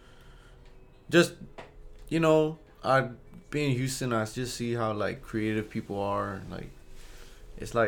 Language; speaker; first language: English; native; English